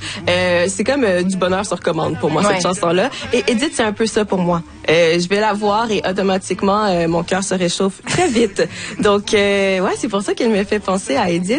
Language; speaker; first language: French; native; French